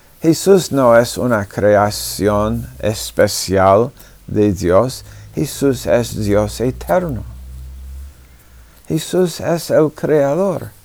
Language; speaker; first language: Spanish; non-native, fluent; English